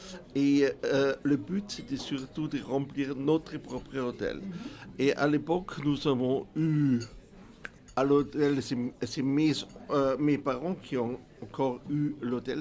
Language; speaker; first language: French; non-native, fluent; German